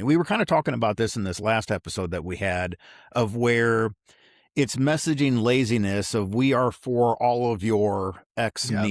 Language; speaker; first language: English; native; English